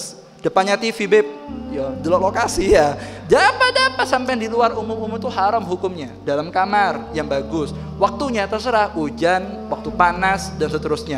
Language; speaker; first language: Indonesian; non-native, local second language; Javanese